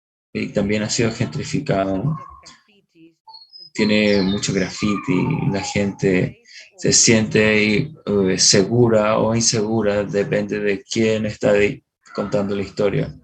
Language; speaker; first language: Spanish; non-native, fluent; English